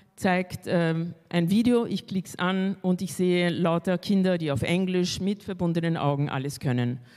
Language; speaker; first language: German; early bilingual, other home language; Spanish